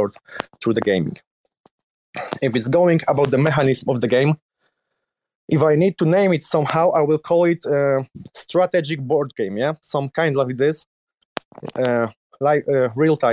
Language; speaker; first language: English; non-native, learner; Polish